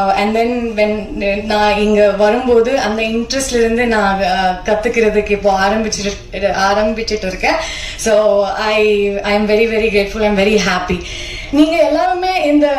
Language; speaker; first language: Tamil; non-native, learner; Kannada